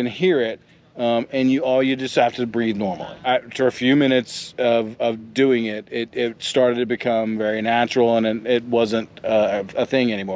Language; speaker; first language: English; native; English